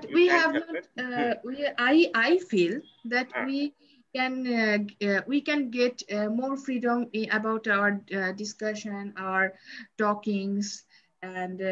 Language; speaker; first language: English; non-native, learner; Bangla